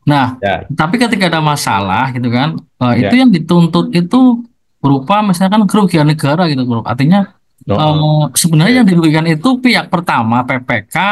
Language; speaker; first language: Indonesian; native; Indonesian